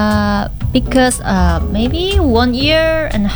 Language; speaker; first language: English; non-native, learner; Korean